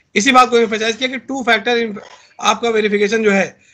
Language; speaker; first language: Hindi; native; Hindi